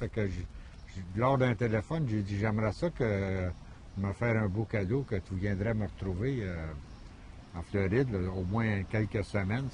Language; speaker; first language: French; native; French